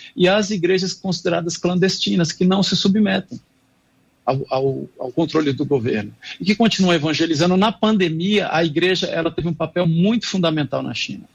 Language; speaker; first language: Portuguese; non-native, fluent; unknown